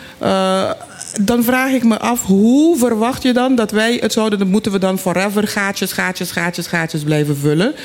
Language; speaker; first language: Dutch; non-native, local second language; Papiamento